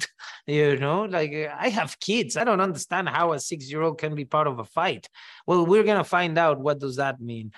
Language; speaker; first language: English; non-native, fluent; Spanish